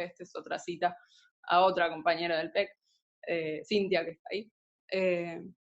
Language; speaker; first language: Spanish; native; Spanish